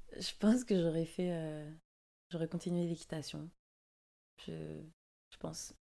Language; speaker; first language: French; native; French